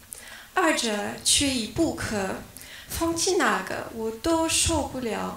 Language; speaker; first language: Chinese; non-native, learner; French